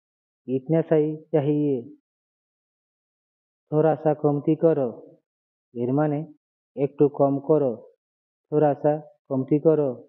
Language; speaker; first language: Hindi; non-native, fluent; Bangla